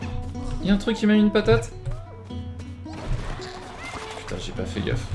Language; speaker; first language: French; native; French